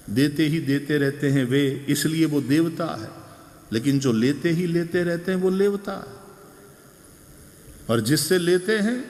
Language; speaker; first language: Hindi; non-native, local second language; Gujarati